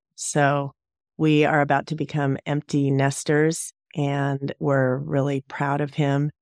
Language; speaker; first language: English; native; English